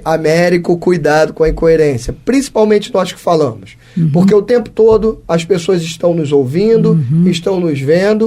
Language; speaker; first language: Portuguese; native; Portuguese